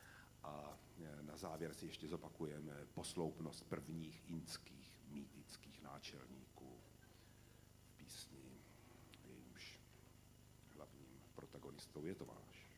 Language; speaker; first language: Czech; native; Czech